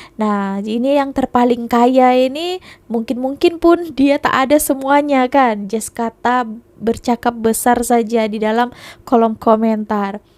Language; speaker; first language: Indonesian; native; Indonesian